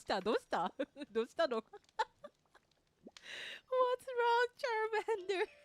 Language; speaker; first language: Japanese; native; Japanese